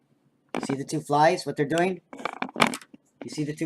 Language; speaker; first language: English; native; English